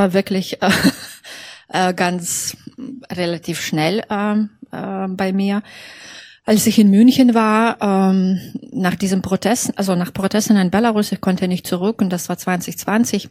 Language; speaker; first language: German; non-native, fluent; Belarusian